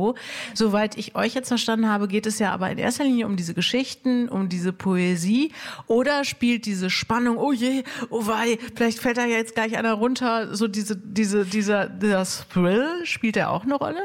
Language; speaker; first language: German; native; German